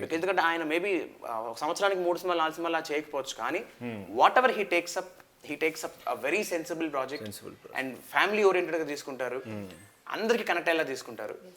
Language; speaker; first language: Telugu; native; Telugu